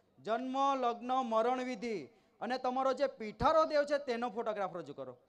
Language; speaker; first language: Gujarati; non-native, local second language; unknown